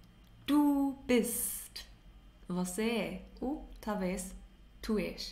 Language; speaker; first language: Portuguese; non-native, fluent; German